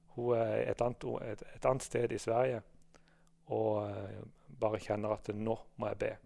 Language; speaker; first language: Norwegian; native; Norwegian